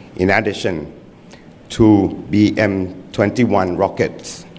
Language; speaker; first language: English; non-native, fluent; Thai